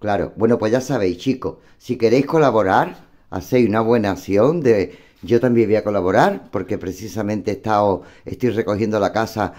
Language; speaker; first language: Spanish; native; Spanish